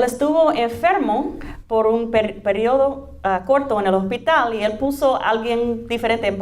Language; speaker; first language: Spanish; non-native, fluent; English